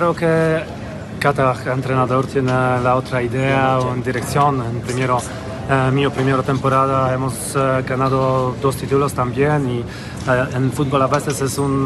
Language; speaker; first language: Spanish; non-native, fluent; Polish